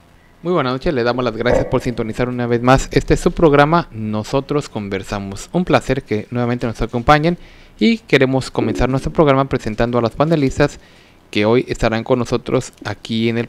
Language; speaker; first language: Spanish; native; Spanish